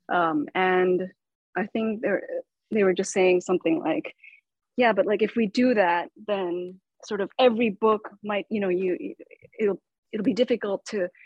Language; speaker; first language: English; native; English